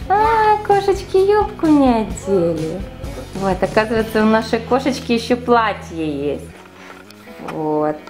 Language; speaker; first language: Russian; native; Russian